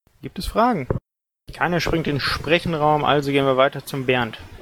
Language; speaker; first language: German; native; German